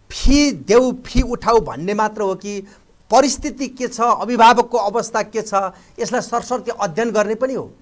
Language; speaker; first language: Nepali; native; Nepali